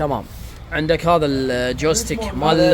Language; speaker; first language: Arabic; native; Arabic